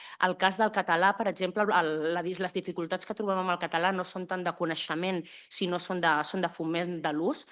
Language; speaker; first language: Catalan; native; Catalan